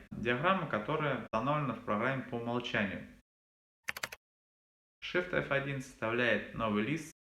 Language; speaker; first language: Russian; native; Russian